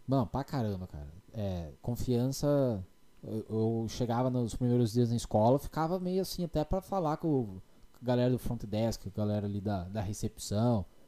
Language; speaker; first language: Portuguese; native; Portuguese